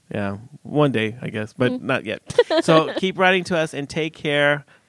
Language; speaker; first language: English; native; English